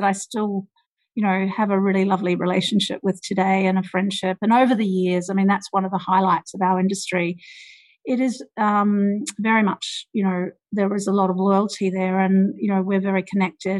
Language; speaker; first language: English; native; English